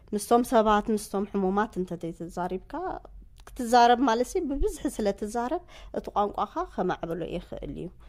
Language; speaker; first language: Tigrinya; native; Tigrinya